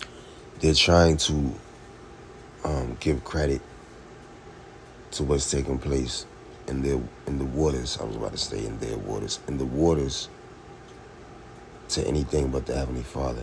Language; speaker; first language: English; native; English